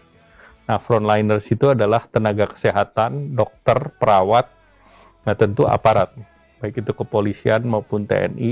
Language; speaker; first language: Indonesian; native; Indonesian